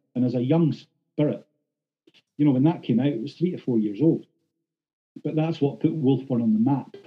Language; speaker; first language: English; native; English